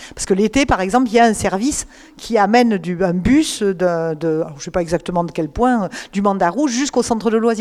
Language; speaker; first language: French; native; French